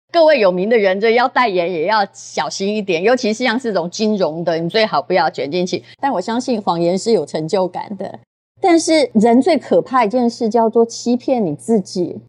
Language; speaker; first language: Chinese; native; Chinese